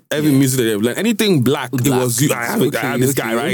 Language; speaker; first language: English; non-native, local second language; Igbo